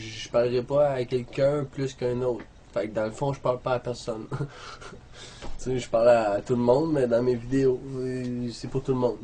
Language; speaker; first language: French; native; French